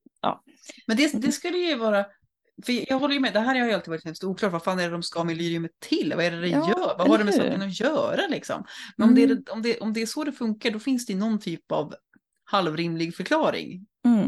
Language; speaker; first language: Swedish; native; Swedish